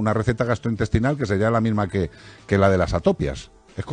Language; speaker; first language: Spanish; native; Spanish